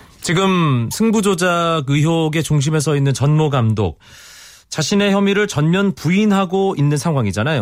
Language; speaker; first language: Korean; native; Korean